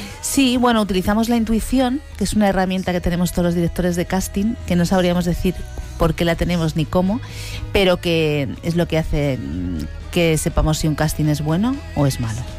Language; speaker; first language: Spanish; native; Spanish